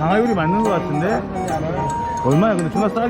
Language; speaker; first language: Korean; native; Korean